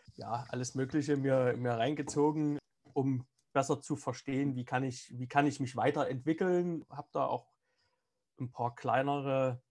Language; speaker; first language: German; native; German